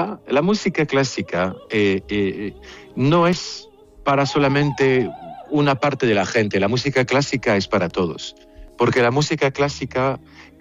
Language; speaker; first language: Spanish; non-native, fluent; French